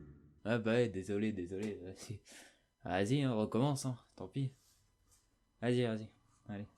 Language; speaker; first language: French; native; French